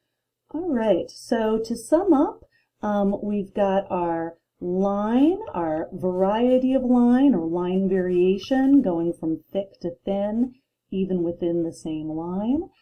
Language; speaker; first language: English; native; English